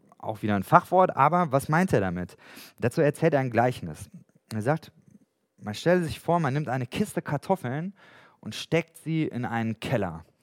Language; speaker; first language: German; native; German